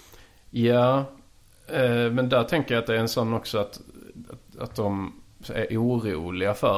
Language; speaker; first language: Swedish; native; Swedish